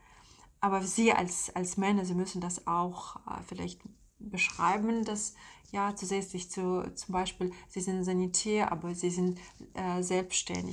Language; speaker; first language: German; non-native, fluent; Russian